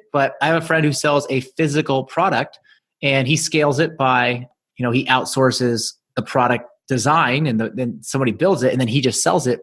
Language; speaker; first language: English; native; English